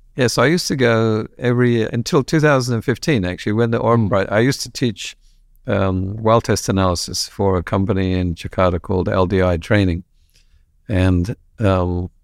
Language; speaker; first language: English; native; English